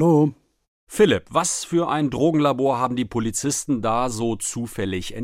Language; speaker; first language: German; native; German